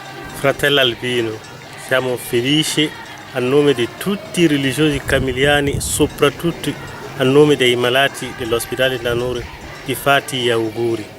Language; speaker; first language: Italian; non-native, fluent; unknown